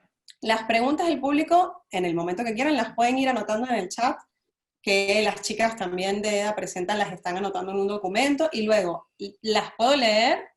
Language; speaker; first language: Spanish; native; Spanish